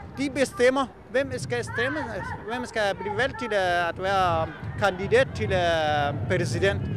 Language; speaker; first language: Danish; non-native, fluent; Persian